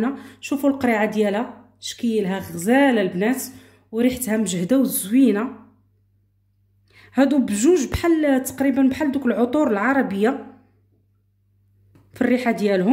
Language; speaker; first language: Arabic; native; Arabic